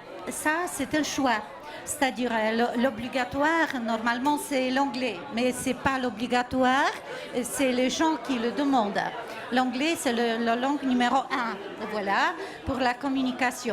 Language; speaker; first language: French; non-native, fluent; Polish